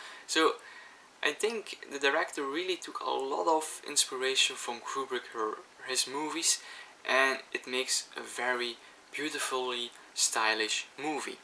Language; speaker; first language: English; non-native, fluent; Dutch